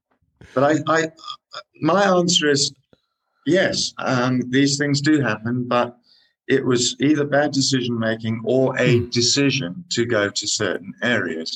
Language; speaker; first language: English; native; English